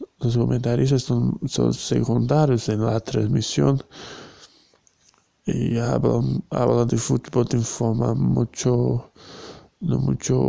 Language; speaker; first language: Spanish; non-native, learner; Portuguese